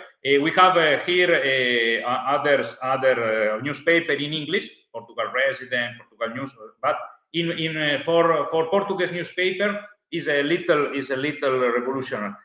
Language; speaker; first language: English; non-native, learner; Italian